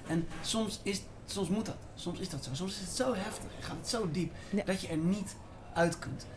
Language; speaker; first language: Dutch; native; Dutch